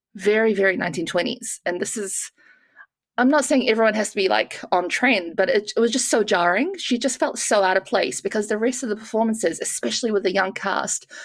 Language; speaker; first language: English; native; English